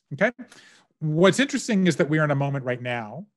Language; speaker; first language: English; native; English